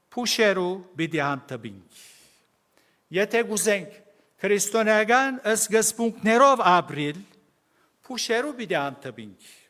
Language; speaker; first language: Armenian; early bilingual, heritage; Armenian